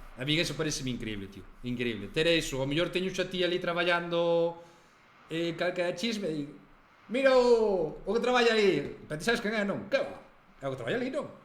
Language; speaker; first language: Galician; native; Galician